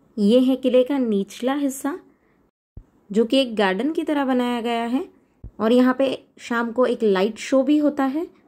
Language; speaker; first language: Hindi; non-native, local second language; Marathi